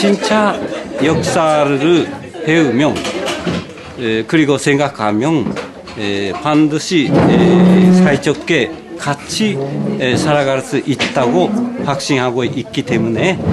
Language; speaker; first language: Korean; non-native, fluent; Japanese